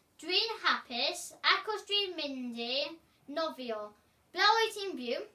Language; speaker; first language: Welsh; non-native, learner; English